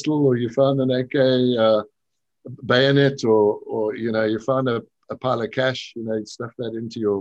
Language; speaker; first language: English; native; English